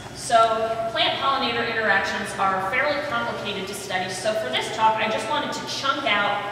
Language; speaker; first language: English; native; English